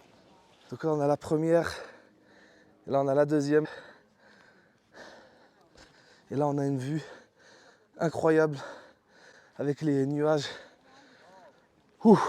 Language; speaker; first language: French; native; French